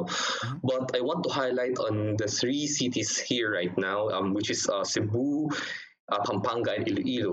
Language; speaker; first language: English; non-native, local second language; Hiligaynon